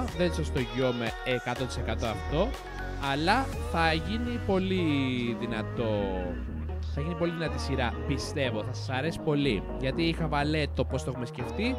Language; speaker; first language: Greek; native; Greek